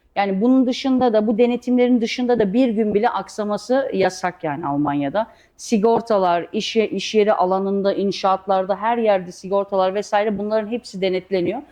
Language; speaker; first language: Turkish; early bilingual, heritage; Turkish